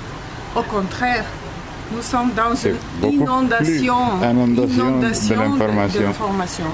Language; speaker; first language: French; non-native, fluent; Bulgarian